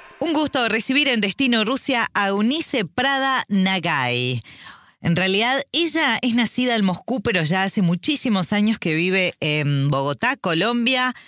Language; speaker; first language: Spanish; native; Spanish